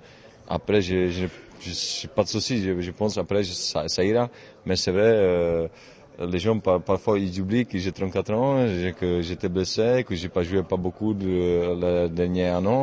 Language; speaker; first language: French; non-native, fluent; Czech